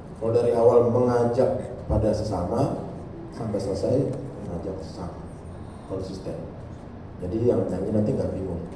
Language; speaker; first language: Indonesian; native; Indonesian